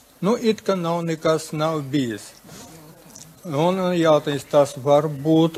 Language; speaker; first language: Latvian; non-native, local second language; Russian